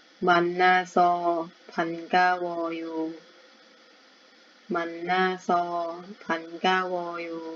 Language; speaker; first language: Korean; non-native, fluent; Thai